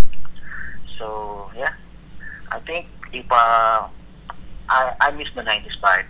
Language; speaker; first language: English; non-native, local second language; Filipino